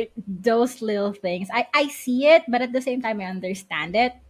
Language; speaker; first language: English; non-native, local second language; Filipino